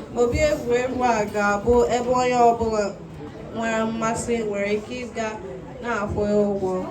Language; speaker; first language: Igbo; early bilingual, heritage; Igbo